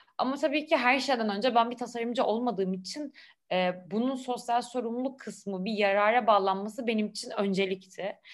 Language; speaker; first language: Turkish; native; Turkish